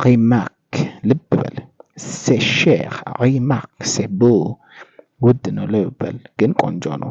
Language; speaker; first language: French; non-native, fluent; Amharic